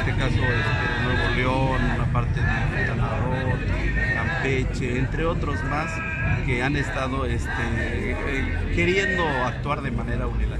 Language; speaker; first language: Spanish; native; Spanish